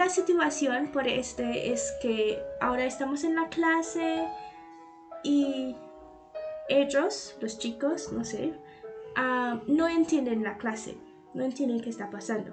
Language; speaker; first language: Spanish; non-native, fluent; English